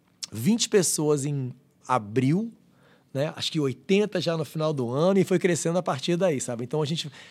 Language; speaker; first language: Portuguese; non-native, fluent; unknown